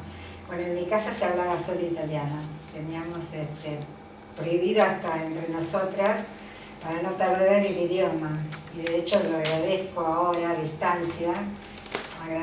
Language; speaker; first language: Spanish; early bilingual, other home language; Italian